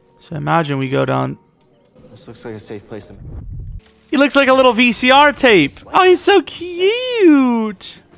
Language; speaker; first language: English; native; English